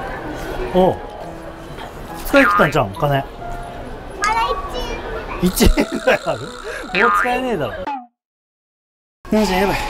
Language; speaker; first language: Japanese; native; Japanese